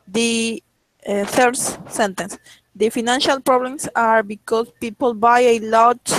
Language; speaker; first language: English; non-native, learner; Spanish